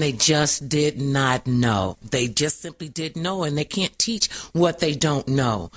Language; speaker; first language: English; native; English